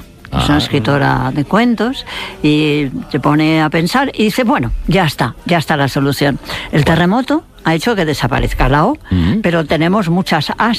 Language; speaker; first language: Spanish; native; Spanish